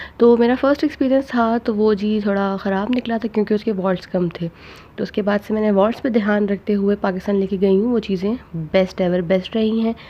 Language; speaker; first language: Urdu; non-native, local second language; Punjabi